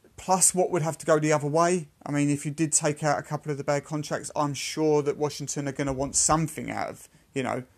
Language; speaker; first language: English; native; English